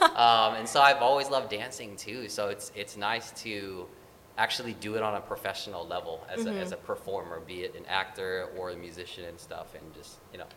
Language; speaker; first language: English; early bilingual, other home language; Filipino